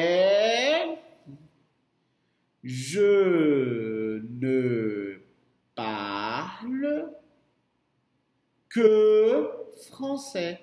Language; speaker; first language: French; non-native, fluent; Portuguese